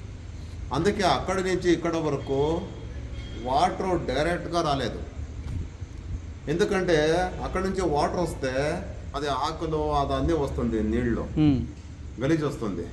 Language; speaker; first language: Telugu; non-native, local second language; Kannada